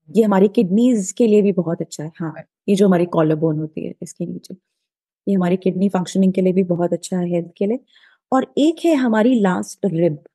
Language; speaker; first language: Hindi; native; Hindi